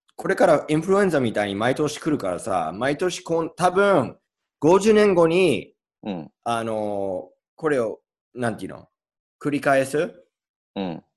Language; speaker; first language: Japanese; non-native, fluent; English